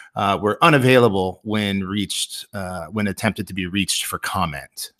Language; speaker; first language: English; native; English